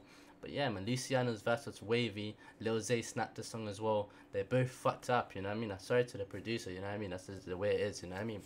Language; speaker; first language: English; native; English